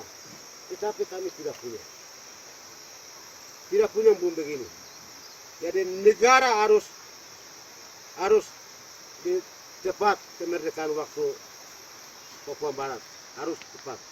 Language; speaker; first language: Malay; non-native, local second language; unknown